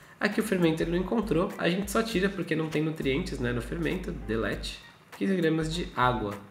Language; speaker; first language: Portuguese; native; Portuguese